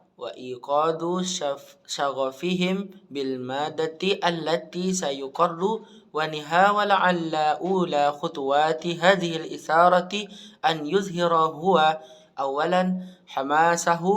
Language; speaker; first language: Arabic; non-native, learner; Indonesian